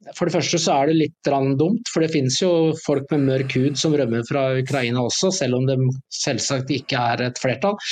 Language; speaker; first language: Norwegian; native; Norwegian